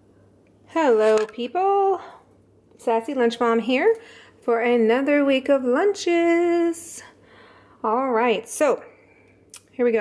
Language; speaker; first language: English; native; English